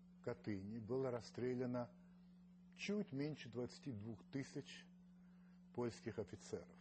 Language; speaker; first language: Russian; early bilingual, heritage; Russian